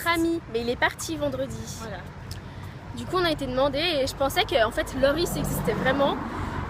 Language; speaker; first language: French; native; French